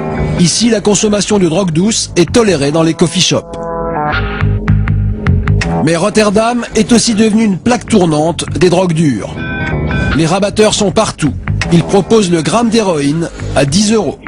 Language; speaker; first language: French; native; French